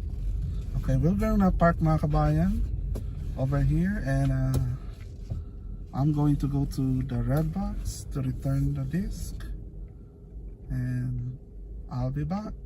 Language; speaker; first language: English; non-native, local second language; Filipino